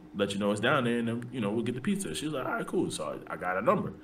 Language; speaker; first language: English; native; English